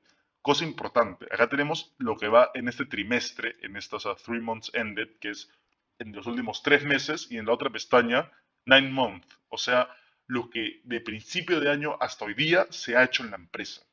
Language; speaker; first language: Spanish; native; Spanish